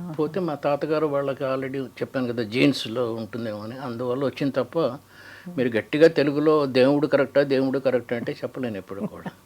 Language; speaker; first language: Telugu; native; Telugu